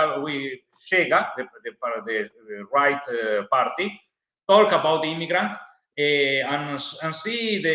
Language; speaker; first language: English; non-native, learner; Italian